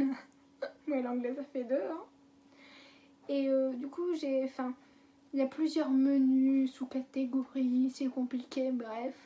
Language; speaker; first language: French; native; French